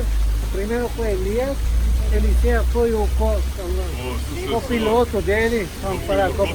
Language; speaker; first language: Portuguese; non-native, learner; Hebrew